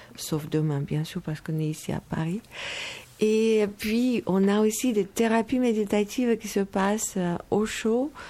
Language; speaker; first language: French; non-native, fluent; Romanian